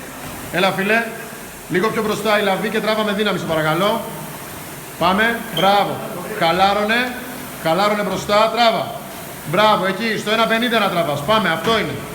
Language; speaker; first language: Greek; native; Greek